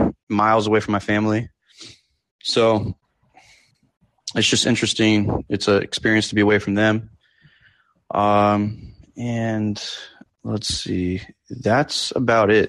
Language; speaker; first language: English; native; English